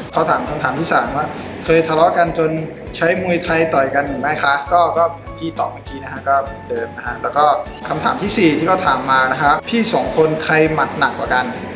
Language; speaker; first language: Thai; early bilingual, other home language; French